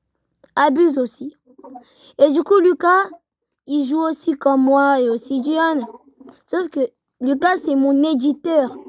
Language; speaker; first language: French; native; French